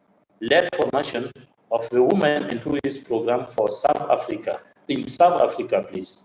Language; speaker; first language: English; non-native, learner; French